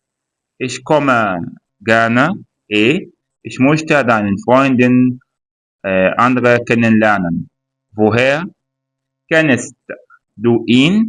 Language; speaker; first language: German; non-native, fluent; Arabic